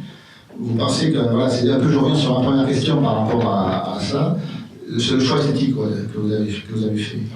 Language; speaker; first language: French; native; French